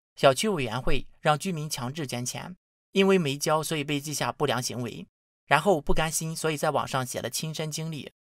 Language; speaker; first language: Chinese; native; Chinese